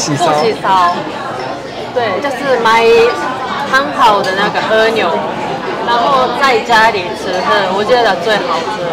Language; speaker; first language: Chinese; non-native, fluent; Japanese